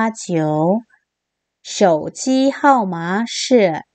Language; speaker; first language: Chinese; non-native, fluent; Korean